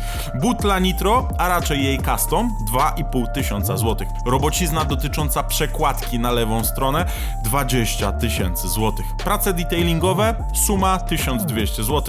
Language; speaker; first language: Polish; native; Polish